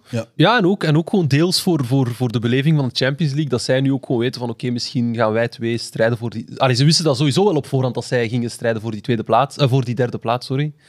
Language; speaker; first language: Dutch; native; Dutch